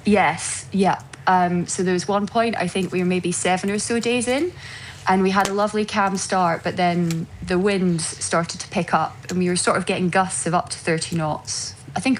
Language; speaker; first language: English; native; English